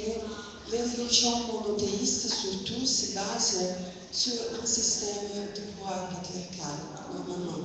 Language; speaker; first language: French; non-native, fluent; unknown